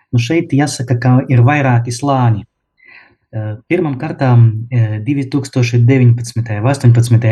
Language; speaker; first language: Latvian; non-native, local second language; Russian